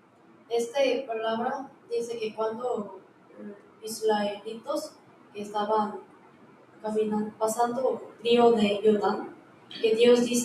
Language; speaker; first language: Spanish; non-native, learner; Korean